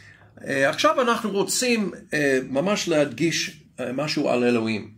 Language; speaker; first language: Hebrew; non-native, fluent; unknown